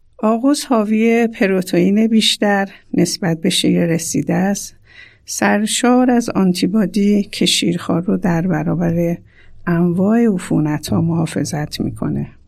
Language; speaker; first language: Persian; native; Persian